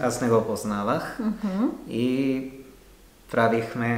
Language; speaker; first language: Bulgarian; non-native, learner; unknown